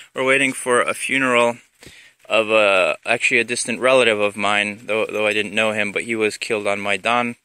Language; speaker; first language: English; native; English